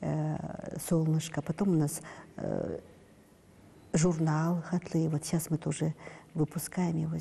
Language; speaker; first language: Russian; non-native, local second language; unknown